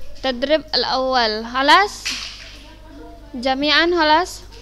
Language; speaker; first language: Arabic; non-native, fluent; Indonesian